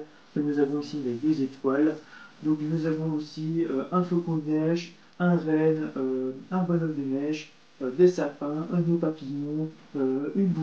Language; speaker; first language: French; native; French